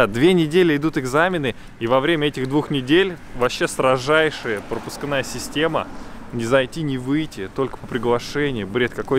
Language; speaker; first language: Russian; native; Russian